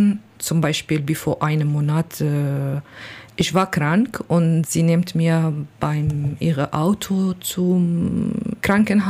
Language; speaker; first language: German; non-native, learner; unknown